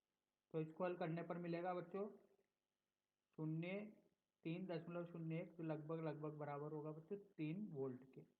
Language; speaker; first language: Hindi; native; Hindi